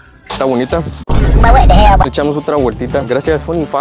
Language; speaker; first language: Spanish; early bilingual, heritage; Spanish